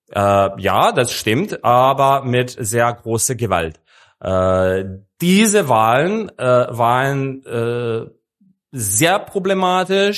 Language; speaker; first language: German; non-native, fluent; Serbian